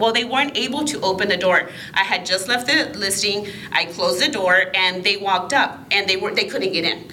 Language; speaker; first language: English; early bilingual, other home language; Spanish